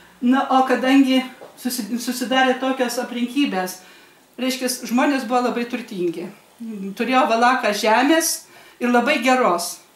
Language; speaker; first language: Lithuanian; native; Lithuanian